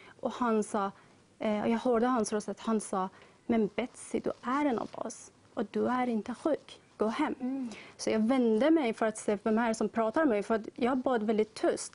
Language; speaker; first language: Swedish; non-native, learner; Persian